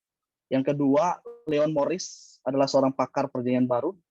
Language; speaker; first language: Indonesian; native; Indonesian